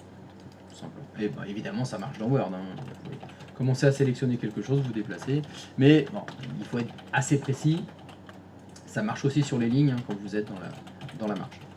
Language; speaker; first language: French; native; French